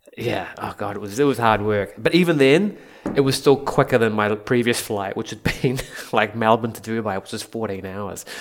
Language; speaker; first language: English; native; English